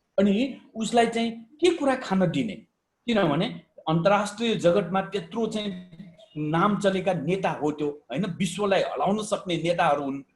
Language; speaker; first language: Nepali; non-native, local second language; Newari